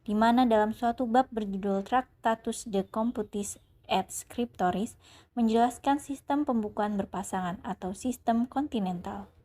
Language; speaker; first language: Indonesian; native; Indonesian